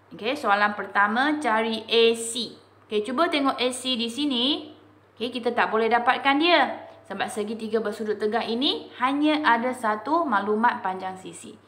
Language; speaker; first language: Malay; non-native, local second language; Chinese